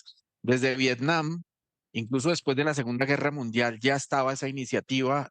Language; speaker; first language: Spanish; native; Spanish